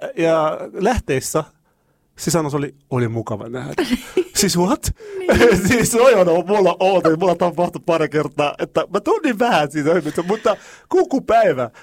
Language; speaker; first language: Finnish; non-native, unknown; Arabic